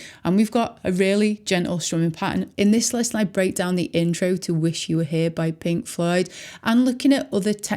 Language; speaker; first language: English; native; English